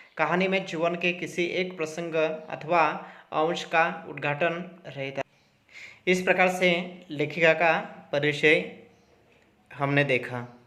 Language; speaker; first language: Hindi; non-native, local second language; Marathi